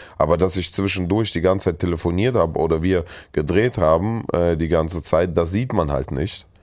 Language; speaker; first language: German; early bilingual, other home language; Russian